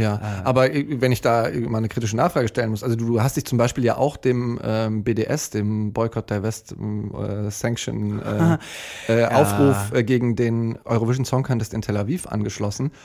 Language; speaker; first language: German; native; German